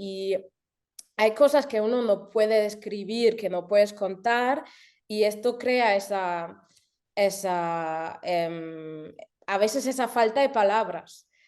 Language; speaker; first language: Spanish; early bilingual, heritage; German